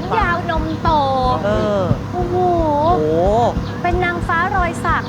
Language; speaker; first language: Thai; native; Thai